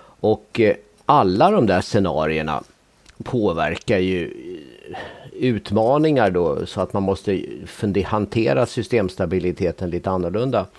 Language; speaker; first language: Swedish; native; Swedish